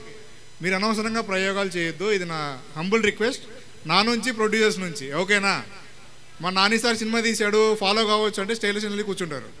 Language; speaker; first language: Telugu; native; Telugu